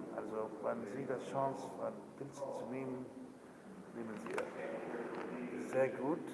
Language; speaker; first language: German; non-native, learner; Spanish